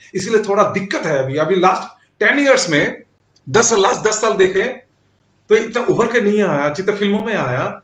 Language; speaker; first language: Hindi; non-native, local second language; Assamese